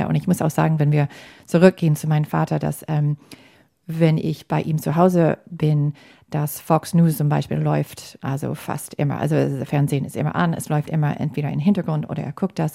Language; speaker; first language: German; non-native, fluent; English